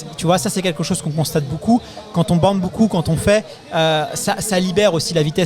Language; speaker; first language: French; native; French